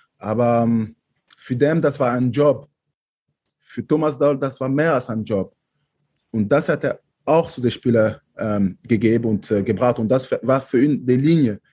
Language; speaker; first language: German; non-native, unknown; French